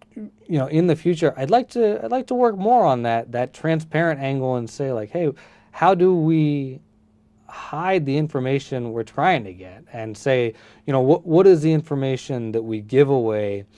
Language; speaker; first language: English; early bilingual, other home language; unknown